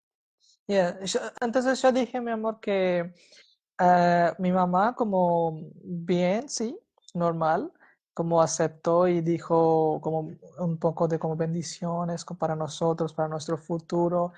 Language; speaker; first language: Spanish; non-native, fluent; Hindi